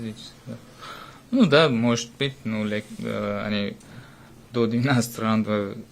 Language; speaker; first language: Russian; non-native, fluent; Uzbek